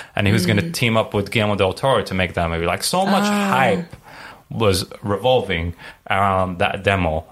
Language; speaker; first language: English; early bilingual, other home language; Arabic